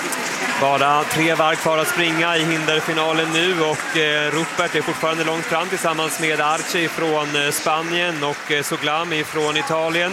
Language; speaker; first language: Swedish; native; Swedish